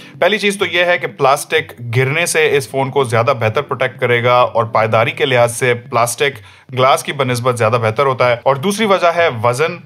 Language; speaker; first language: Urdu; native; Urdu